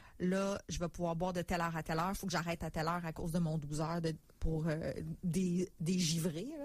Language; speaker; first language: French; native; French